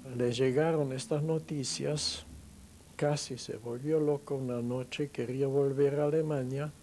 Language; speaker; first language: Spanish; non-native, fluent; German